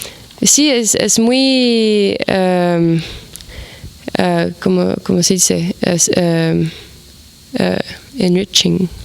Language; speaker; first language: Spanish; non-native, fluent; Arabic